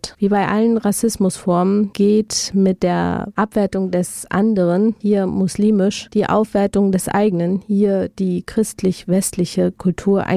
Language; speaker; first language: German; native; German